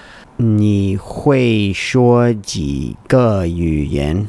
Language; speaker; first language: Chinese; non-native, learner; English